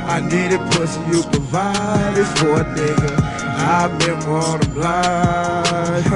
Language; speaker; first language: English; native; English